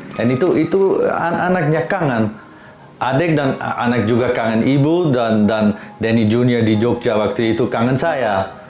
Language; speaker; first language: Indonesian; non-native, fluent; Dutch